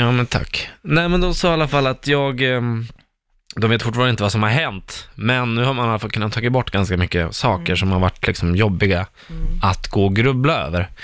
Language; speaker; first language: Swedish; early bilingual, other home language; Spanish